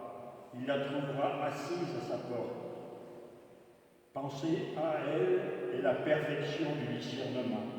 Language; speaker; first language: French; native; French